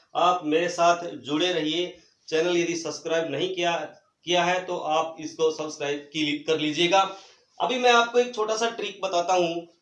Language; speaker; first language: Hindi; native; Hindi